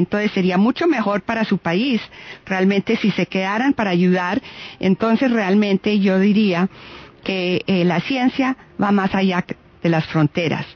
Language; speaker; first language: Spanish; native; Spanish